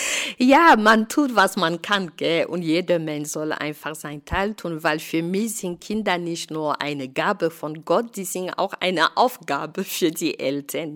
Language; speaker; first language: German; non-native, fluent; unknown